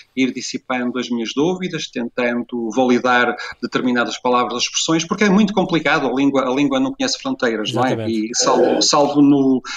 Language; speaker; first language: Portuguese; native; Portuguese